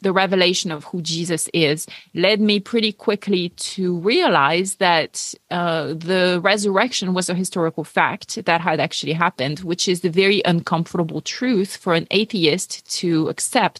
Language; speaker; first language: English; non-native, fluent; French